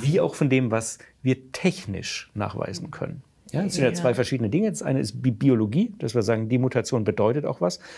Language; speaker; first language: German; native; German